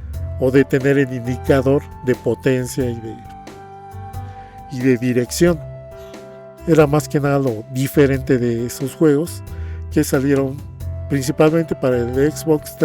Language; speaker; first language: Spanish; native; Spanish